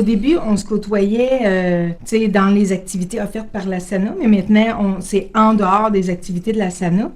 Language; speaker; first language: French; native; French